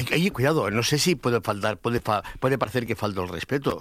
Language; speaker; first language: Spanish; native; Spanish